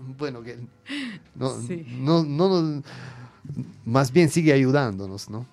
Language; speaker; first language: Spanish; non-native, fluent; Italian